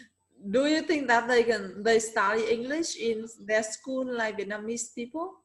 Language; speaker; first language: English; non-native, learner; Vietnamese